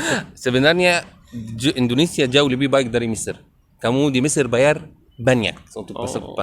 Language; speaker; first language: Indonesian; non-native, learner; Arabic